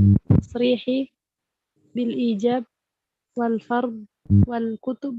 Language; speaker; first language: Arabic; non-native, learner; Indonesian